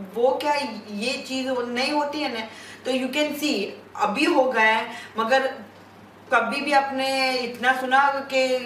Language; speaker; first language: Hindi; non-native, local second language; Gujarati